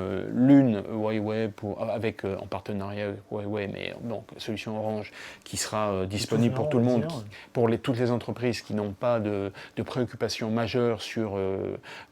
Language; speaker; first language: French; native; French